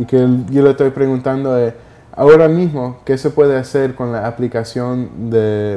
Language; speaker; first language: Spanish; early bilingual, heritage; Spanish